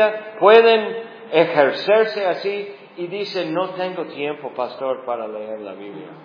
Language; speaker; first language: Spanish; non-native, fluent; English